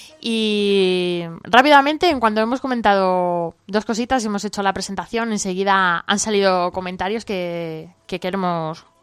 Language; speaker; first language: Spanish; native; Spanish